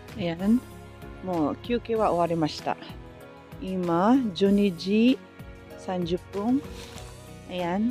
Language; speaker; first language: Japanese; non-native, learner; Filipino